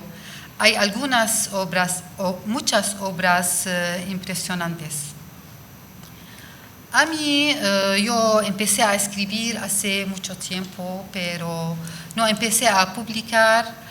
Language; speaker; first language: Spanish; non-native, fluent; Arabic